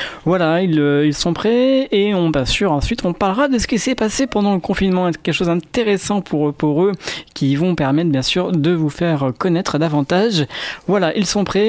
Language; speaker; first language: French; native; French